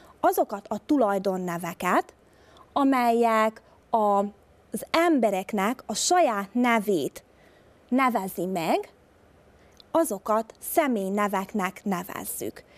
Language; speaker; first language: Hungarian; native; Hungarian